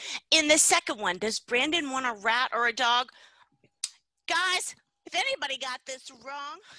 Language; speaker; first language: English; native; English